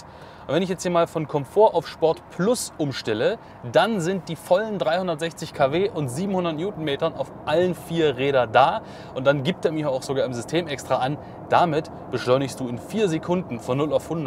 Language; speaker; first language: German; native; German